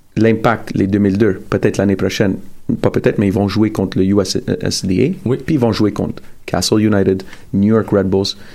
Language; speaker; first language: French; early bilingual, other home language; Italian